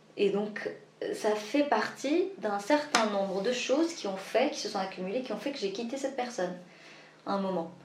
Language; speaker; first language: French; non-native, local second language; Arabic